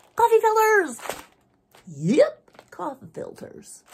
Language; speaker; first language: English; native; English